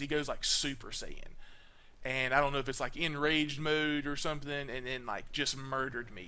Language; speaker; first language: English; native; English